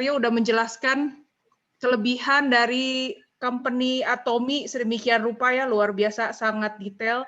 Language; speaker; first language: Indonesian; native; Indonesian